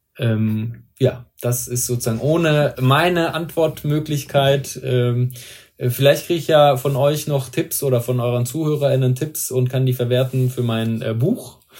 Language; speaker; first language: German; early bilingual, other home language; Persian